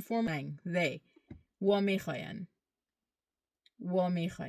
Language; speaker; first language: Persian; early bilingual, heritage; Persian